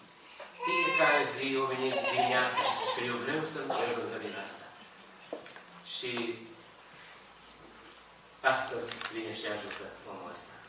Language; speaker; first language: Romanian; non-native, learner; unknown